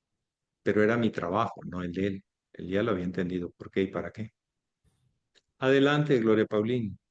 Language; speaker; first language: Spanish; native; Spanish